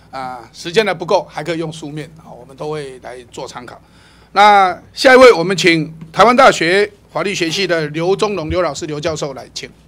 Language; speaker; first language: Chinese; native; Chinese